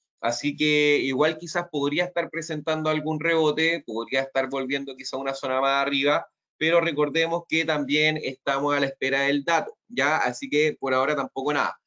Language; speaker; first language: Spanish; native; Spanish